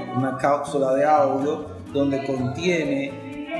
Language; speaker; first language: Spanish; native; Spanish